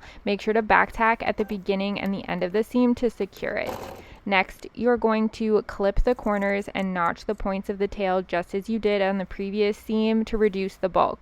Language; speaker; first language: English; native; English